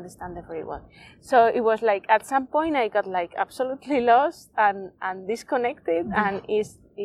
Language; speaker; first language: English; non-native, fluent; Spanish